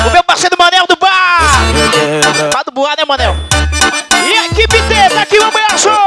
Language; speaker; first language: Portuguese; native; Portuguese